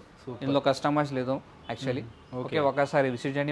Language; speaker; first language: Telugu; non-native, local second language; Urdu